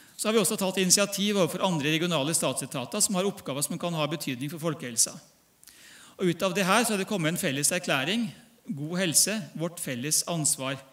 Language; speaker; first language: Norwegian; native; Norwegian